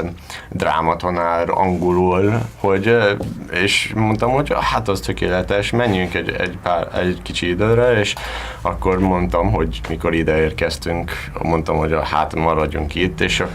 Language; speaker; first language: Hungarian; non-native, learner; English